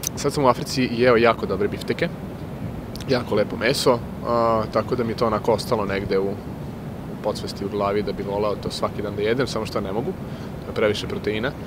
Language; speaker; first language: Serbian; non-native, local second language; Rusyn